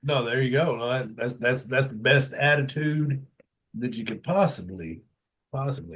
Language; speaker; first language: English; native; English